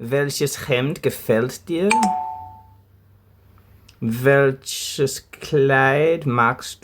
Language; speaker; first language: German; non-native, learner; English